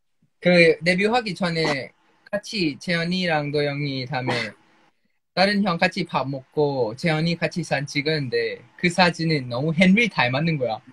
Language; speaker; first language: Korean; non-native, fluent; Thai